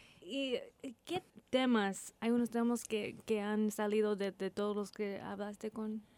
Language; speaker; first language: Spanish; early bilingual, heritage; Spanish